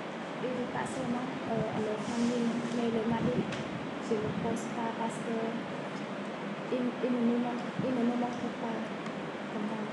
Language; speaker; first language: French; non-native, learner; Khmer